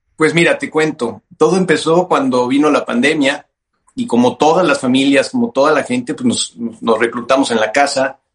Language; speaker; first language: Spanish; native; Spanish